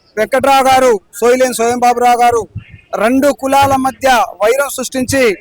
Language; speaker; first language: Telugu; non-native, local second language; Lambadi